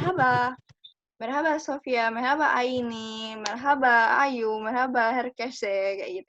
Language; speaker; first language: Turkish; non-native, fluent; Indonesian